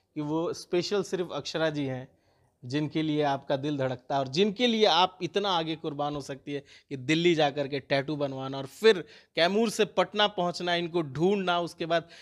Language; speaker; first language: Hindi; native; Hindi